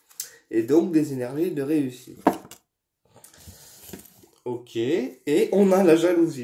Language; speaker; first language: French; native; French